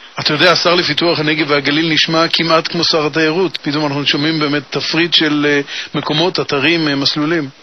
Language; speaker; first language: Hebrew; native; Hebrew